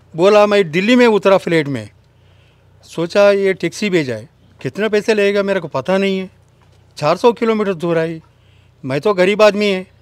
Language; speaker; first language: Hindi; non-native, local second language; Telugu